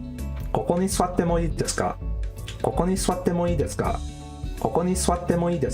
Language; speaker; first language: Japanese; non-native, learner; English